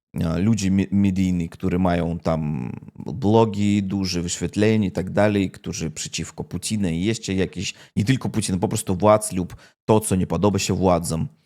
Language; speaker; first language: Polish; non-native, learner; Russian